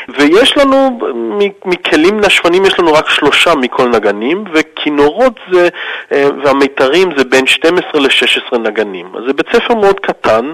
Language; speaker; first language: Hebrew; early bilingual, heritage; Hebrew